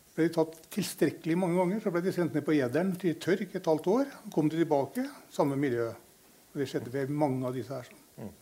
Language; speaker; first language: Norwegian; native; Norwegian